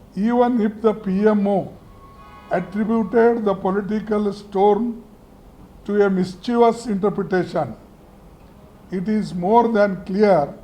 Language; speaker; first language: English; non-native, local second language; Kannada